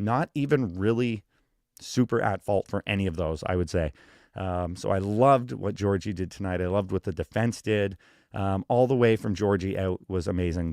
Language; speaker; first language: English; native; English